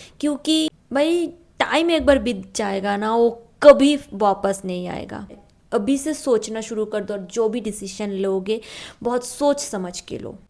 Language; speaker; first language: Hindi; non-native, local second language; Bangla